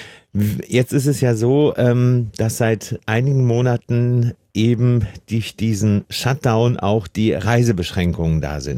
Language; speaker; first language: German; native; German